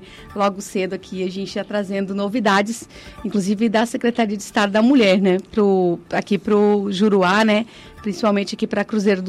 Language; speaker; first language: Portuguese; native; Portuguese